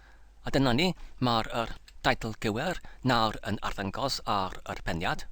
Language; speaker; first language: Welsh; non-native, learner; English